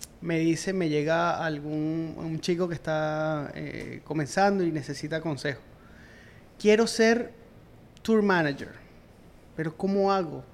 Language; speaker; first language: Spanish; native; Spanish